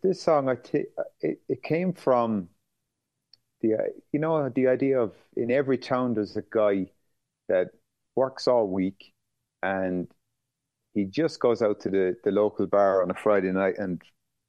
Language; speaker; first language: English; native; English